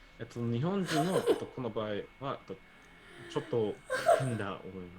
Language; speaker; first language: Japanese; non-native, learner; English